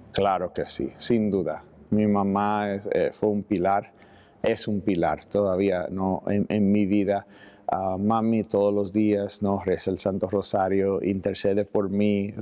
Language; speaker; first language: Spanish; early bilingual, heritage; Spanish